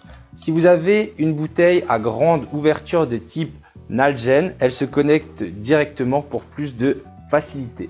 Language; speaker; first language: French; native; French